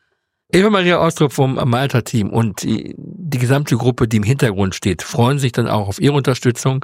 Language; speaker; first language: German; native; German